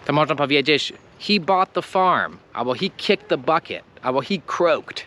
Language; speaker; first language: Polish; non-native, fluent; English